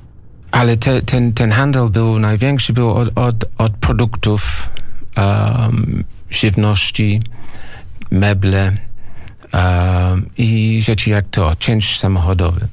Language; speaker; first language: Polish; non-native, learner; English